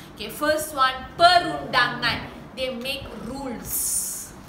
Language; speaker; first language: English; non-native, local second language; Tamil